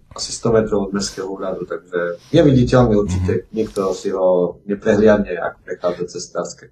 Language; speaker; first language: Slovak; native; Slovak